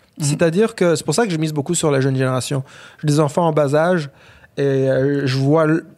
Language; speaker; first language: French; non-native, local second language; Kinyarwanda